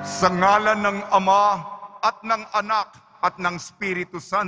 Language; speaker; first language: Filipino; native; Filipino